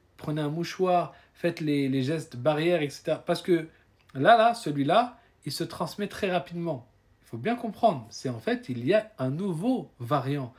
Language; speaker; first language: French; native; French